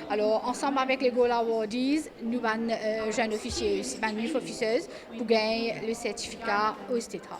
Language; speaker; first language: French; non-native, local second language; Morisyen